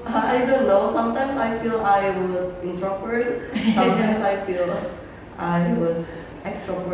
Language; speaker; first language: English; non-native, learner; Indonesian